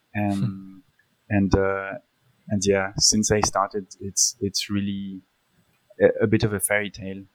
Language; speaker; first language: English; early bilingual, other home language; Polish